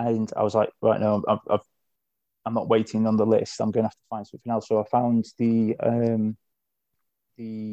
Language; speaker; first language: English; native; English